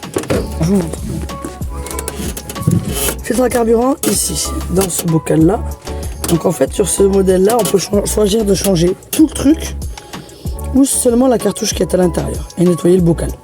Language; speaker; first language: French; native; French